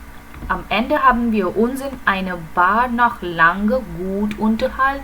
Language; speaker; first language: German; non-native, fluent; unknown